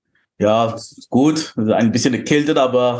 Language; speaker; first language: German; non-native, fluent; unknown